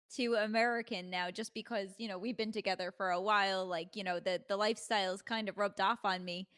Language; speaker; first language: English; native; English